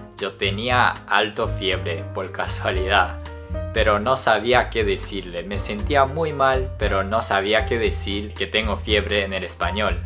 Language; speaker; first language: Spanish; non-native, fluent; Japanese